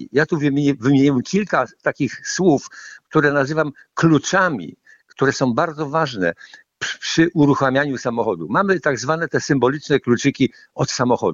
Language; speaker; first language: Polish; native; Polish